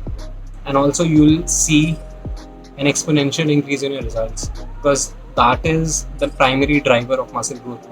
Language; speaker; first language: English; non-native, local second language; Hindi